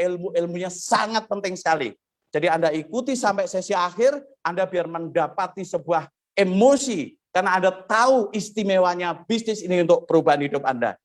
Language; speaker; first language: Indonesian; non-native, local second language; Javanese